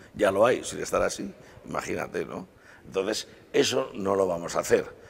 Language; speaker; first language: Spanish; native; Spanish